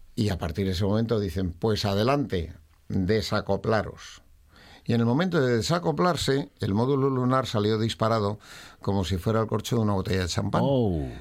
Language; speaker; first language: Spanish; native; Spanish